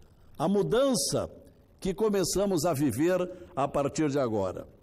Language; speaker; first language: Portuguese; native; Portuguese